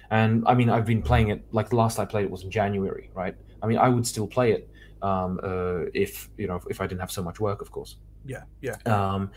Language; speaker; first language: English; native; English